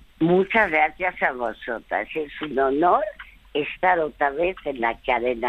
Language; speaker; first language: Spanish; early bilingual, other home language; French